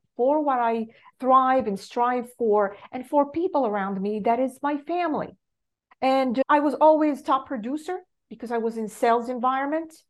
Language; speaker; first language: English; non-native, fluent; Arabic